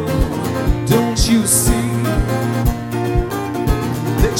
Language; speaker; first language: English; native; English